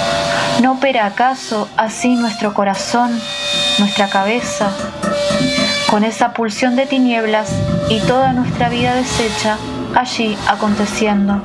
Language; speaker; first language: Spanish; native; Spanish